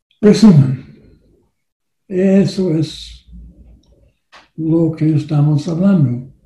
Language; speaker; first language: Spanish; non-native, learner; English